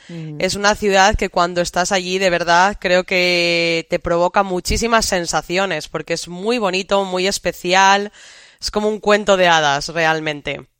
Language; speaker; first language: Spanish; native; Spanish